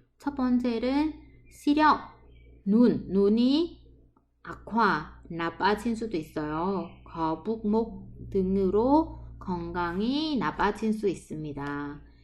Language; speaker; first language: Korean; non-native, fluent; Vietnamese